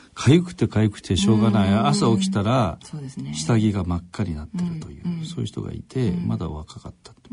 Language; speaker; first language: Japanese; native; Japanese